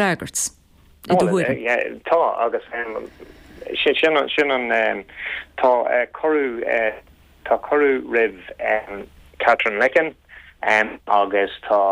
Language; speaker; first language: Irish; non-native, local second language; English